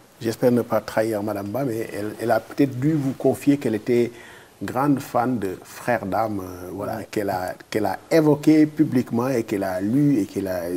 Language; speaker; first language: French; non-native, local second language; Wolof